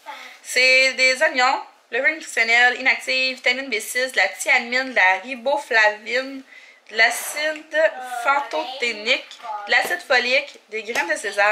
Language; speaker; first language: French; native; French